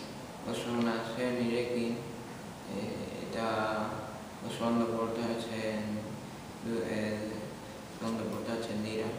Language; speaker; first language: Basque; non-native, local second language; Spanish